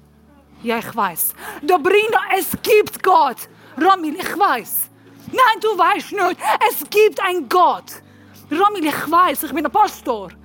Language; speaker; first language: German; non-native, learner; Persian